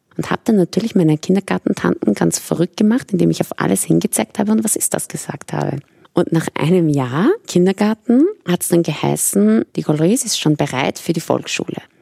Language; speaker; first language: German; early bilingual, other home language; Persian